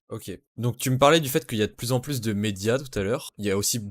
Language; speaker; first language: French; native; French